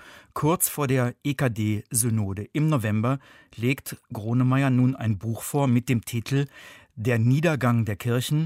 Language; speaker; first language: German; native; German